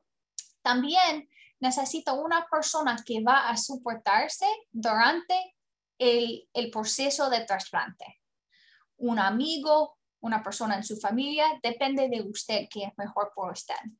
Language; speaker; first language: Spanish; non-native, learner; English